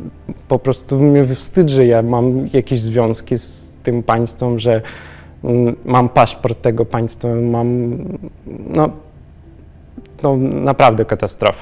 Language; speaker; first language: Polish; non-native, learner; Russian